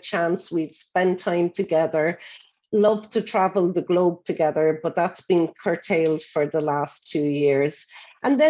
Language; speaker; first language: English; native; English